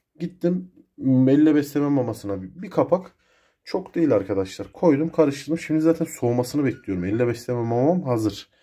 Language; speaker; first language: Turkish; native; Turkish